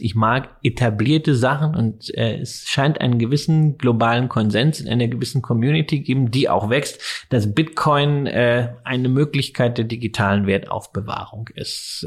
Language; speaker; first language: German; native; German